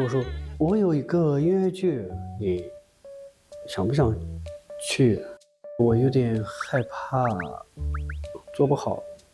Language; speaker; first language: Chinese; native; Chinese